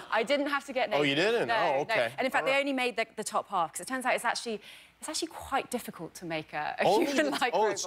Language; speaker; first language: English; native; English